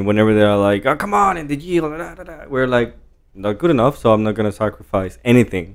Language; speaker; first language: English; non-native, fluent; Spanish